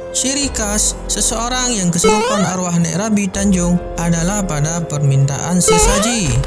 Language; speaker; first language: Malay; non-native, local second language; Achinese